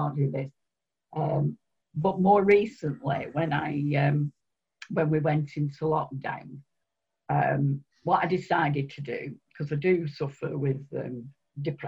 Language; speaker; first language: English; native; English